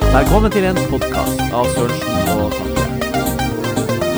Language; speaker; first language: Norwegian; native; Norwegian